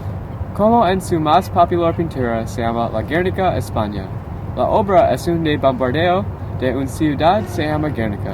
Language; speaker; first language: Spanish; non-native, learner; English